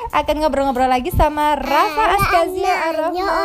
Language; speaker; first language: Indonesian; native; Indonesian